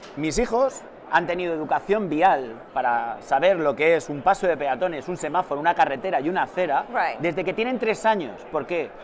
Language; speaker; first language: Spanish; native; Spanish